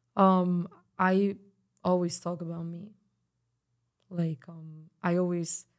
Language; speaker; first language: English; non-native, fluent; Spanish